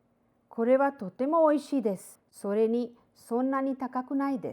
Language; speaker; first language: Japanese; non-native, fluent; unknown